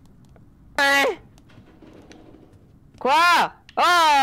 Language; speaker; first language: French; native; French